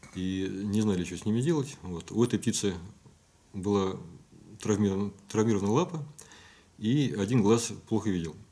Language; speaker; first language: Russian; native; Russian